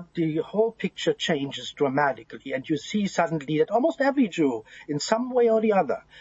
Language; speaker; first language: English; non-native, fluent; German